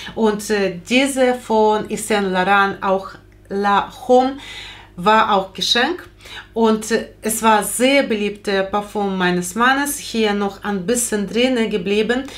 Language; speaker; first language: German; non-native, fluent; Russian